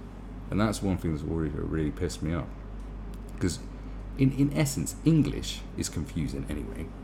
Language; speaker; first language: English; native; English